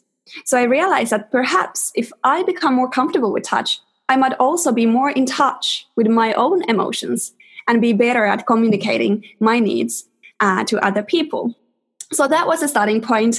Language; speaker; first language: English; non-native, fluent; Finnish